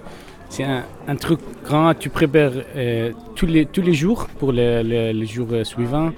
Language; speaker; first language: French; non-native, learner; Arabic